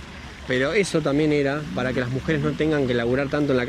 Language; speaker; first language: Spanish; native; Spanish